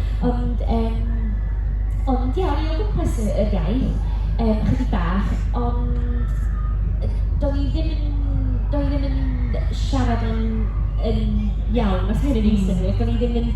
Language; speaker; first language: Welsh; non-native, local second language; English